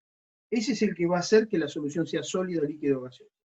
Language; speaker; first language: Spanish; native; Spanish